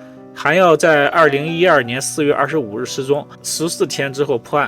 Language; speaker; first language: Chinese; native; Chinese